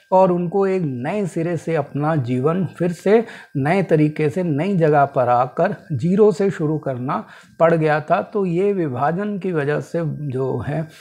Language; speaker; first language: Hindi; native; Hindi